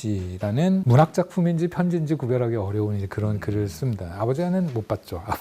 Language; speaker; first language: Korean; native; Korean